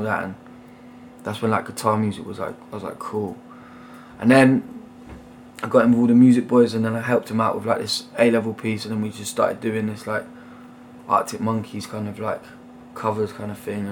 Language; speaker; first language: English; native; English